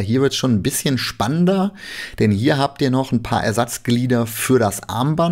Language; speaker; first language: German; native; German